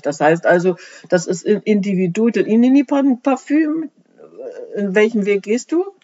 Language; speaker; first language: German; native; German